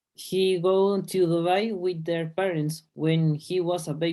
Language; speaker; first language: English; non-native, learner; Spanish